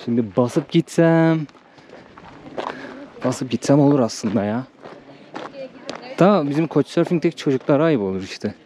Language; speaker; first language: Turkish; native; Turkish